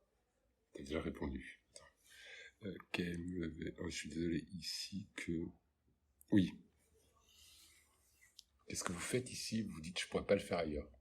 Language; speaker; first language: French; native; French